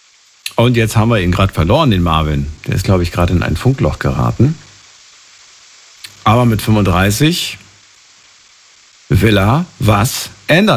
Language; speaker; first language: German; native; German